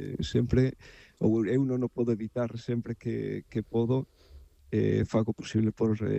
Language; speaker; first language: Galician; native; Galician